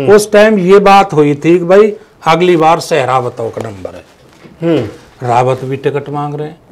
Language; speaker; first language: Hindi; native; Hindi